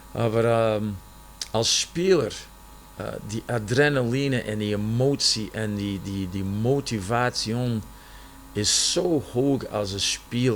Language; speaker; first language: German; non-native, fluent; English